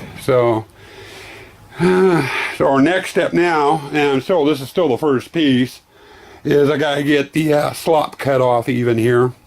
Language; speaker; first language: English; native; English